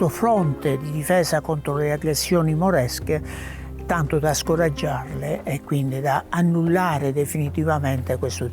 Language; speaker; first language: Italian; native; Italian